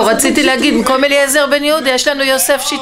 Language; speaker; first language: Hebrew; native; Hebrew